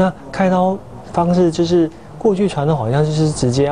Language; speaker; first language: Chinese; native; Chinese